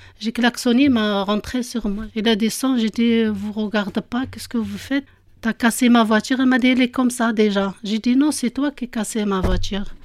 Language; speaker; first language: French; non-native, local second language; Arabic